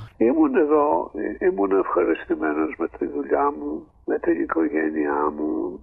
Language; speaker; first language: Greek; early bilingual, other home language; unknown